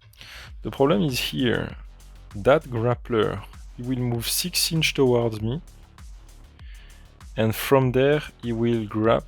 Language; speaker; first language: English; non-native, fluent; French